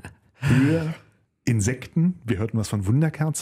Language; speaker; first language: German; native; German